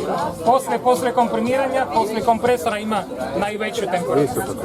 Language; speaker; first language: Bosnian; non-native, learner; Ukrainian